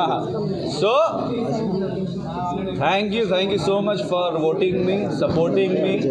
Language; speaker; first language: Telugu; non-native, local second language; Hindi